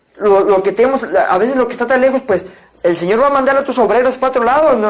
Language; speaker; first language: Spanish; native; Spanish